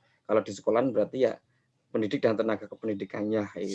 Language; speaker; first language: Indonesian; native; Indonesian